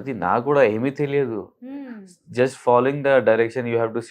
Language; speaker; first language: Telugu; non-native, learner; Hindi